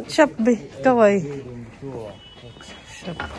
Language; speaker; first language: English; non-native, learner; Filipino